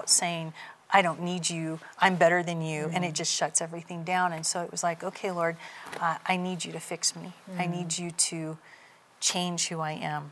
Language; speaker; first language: English; native; English